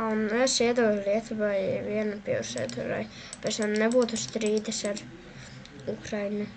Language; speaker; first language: Latvian; non-native, local second language; Russian